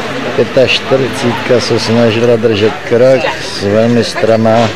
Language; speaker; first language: Czech; native; Czech